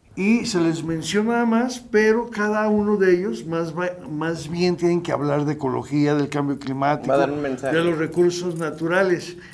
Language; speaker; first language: Spanish; native; Spanish